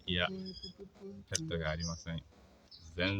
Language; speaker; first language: Japanese; non-native, learner; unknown